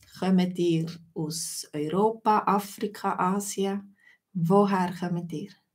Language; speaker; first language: German; native; German